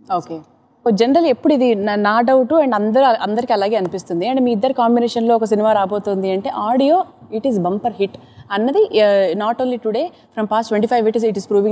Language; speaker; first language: Telugu; native; Telugu